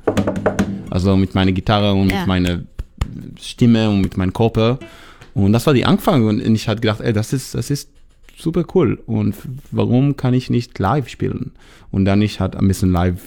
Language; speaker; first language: German; non-native, learner; Hebrew